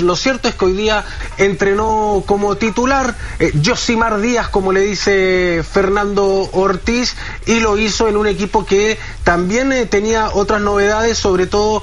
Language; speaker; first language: Spanish; native; Spanish